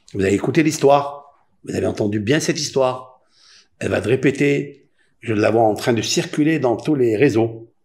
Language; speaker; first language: French; non-native, local second language; Spanish